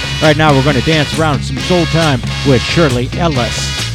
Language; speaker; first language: English; native; English